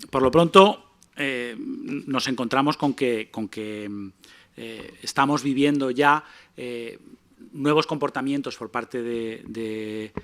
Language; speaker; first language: Spanish; native; Spanish